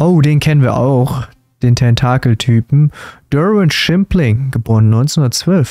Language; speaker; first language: German; native; German